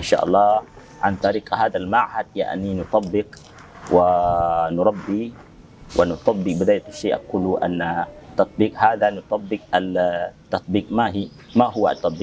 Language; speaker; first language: Arabic; non-native, fluent; Indonesian